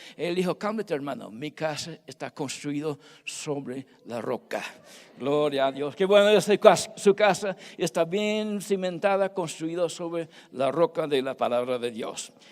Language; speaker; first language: Spanish; non-native, fluent; English